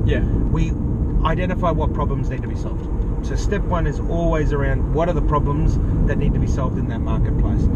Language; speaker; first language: English; native; English